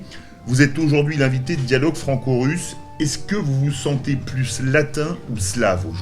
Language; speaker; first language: French; native; French